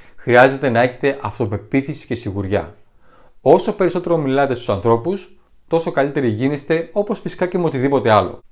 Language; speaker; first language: Greek; native; Greek